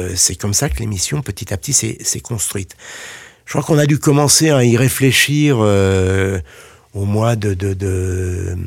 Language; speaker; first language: French; native; French